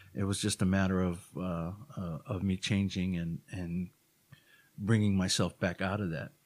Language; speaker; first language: English; native; English